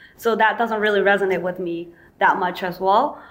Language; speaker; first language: English; non-native, fluent; Chinese